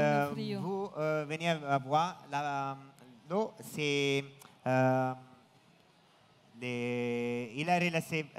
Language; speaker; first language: French; non-native, learner; Italian